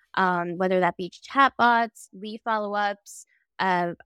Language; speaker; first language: English; native; English